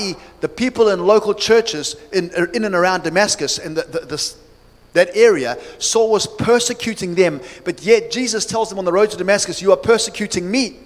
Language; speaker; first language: English; native; English